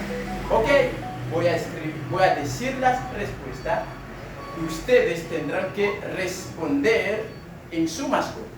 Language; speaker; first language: Spanish; non-native, fluent; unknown